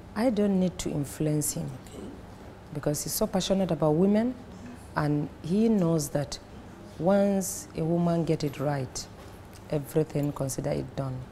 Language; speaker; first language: English; non-native, local second language; Fula